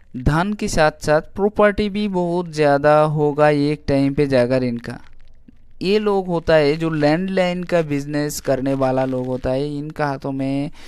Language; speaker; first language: Hindi; non-native, local second language; Bangla